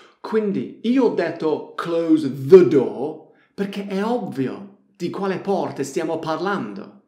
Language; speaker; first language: Italian; non-native, fluent; English